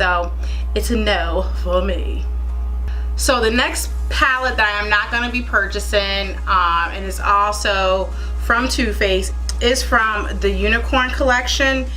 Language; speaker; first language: English; native; English